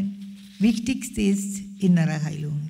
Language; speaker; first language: German; non-native, fluent; Malayalam